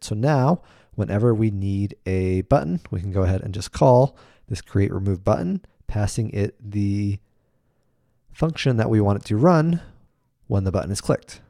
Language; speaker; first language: English; native; English